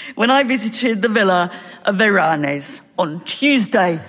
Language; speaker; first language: English; native; English